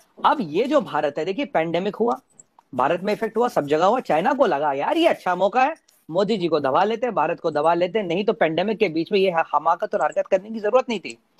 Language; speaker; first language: Hindi; native; Hindi